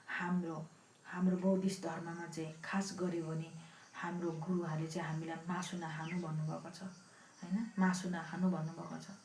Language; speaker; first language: Nepali; non-native, local second language; Eastern Tamang